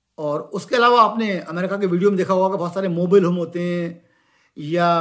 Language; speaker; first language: Hindi; native; Hindi